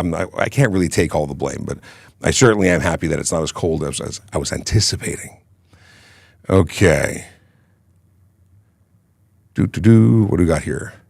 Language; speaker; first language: English; native; English